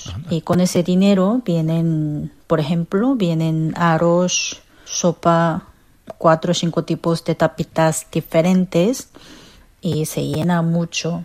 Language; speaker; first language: Spanish; non-native, fluent; Korean